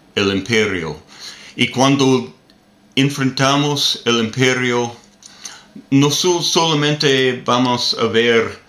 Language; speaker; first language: Spanish; non-native, learner; English